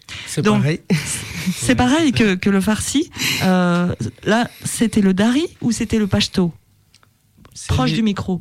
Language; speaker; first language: French; native; French